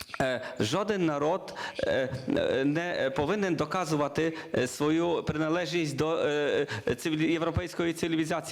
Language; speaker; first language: Ukrainian; non-native, learner; Polish